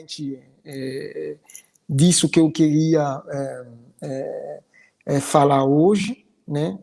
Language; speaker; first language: Portuguese; non-native, fluent; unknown